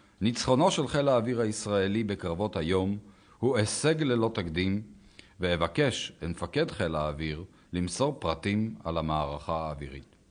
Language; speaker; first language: Hebrew; native; Hebrew